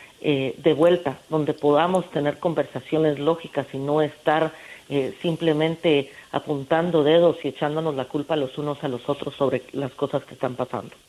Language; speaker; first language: Spanish; early bilingual, heritage; Spanish